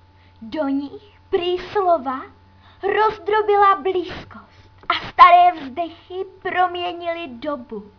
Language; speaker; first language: Czech; native; Czech